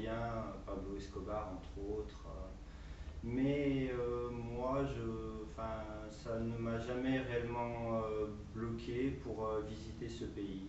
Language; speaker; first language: French; native; French